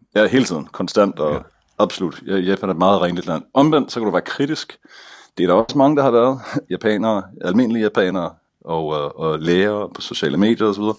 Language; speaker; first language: Danish; native; Danish